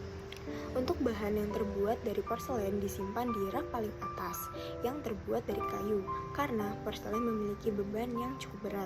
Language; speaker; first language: Malay; native; Malay